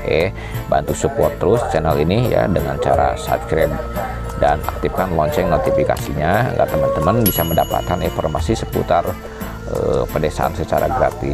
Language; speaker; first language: Indonesian; non-native, local second language; Sundanese